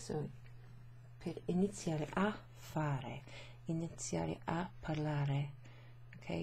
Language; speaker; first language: Italian; non-native, fluent; English